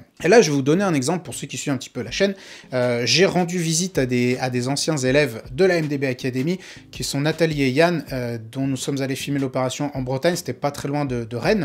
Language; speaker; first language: French; native; French